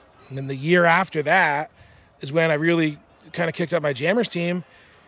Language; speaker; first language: English; native; English